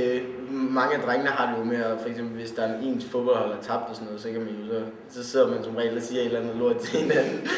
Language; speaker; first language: Danish; native; Danish